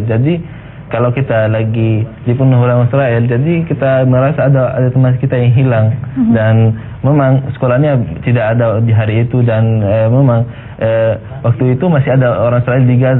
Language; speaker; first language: Indonesian; non-native, fluent; Arabic